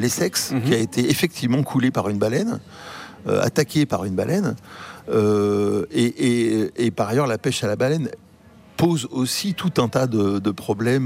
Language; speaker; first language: French; native; French